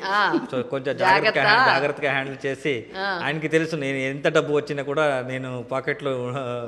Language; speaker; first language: Telugu; non-native, learner; Kannada